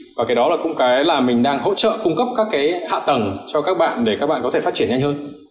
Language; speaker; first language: Vietnamese; early bilingual, heritage; Vietnamese